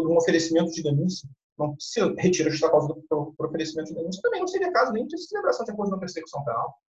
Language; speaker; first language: Portuguese; native; Portuguese